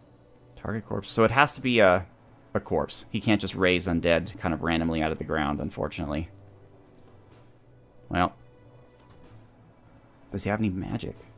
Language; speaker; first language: English; native; English